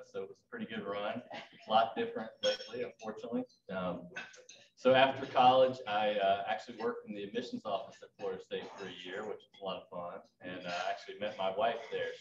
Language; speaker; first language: English; native; English